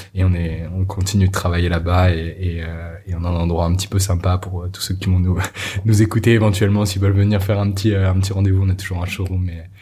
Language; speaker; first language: French; native; French